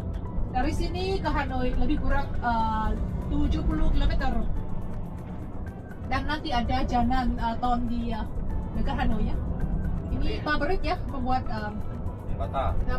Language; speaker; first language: Indonesian; non-native, fluent; Vietnamese